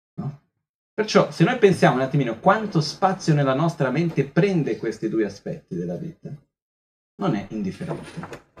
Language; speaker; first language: Italian; non-native, fluent; Portuguese